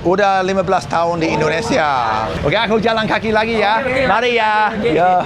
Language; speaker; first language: Indonesian; non-native, fluent; English